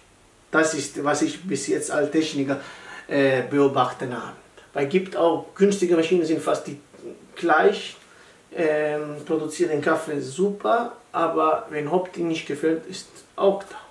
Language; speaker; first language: German; non-native, learner; Italian